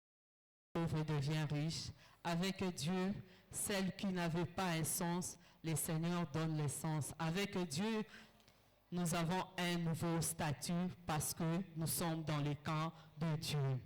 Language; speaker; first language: French; non-native, local second language; Lingala